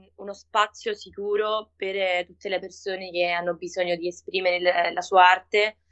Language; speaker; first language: Italian; non-native, fluent; Spanish